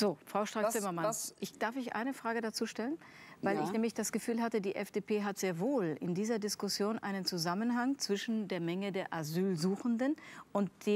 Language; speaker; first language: German; native; German